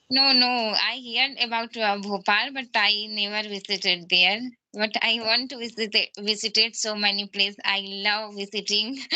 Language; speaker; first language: English; non-native, learner; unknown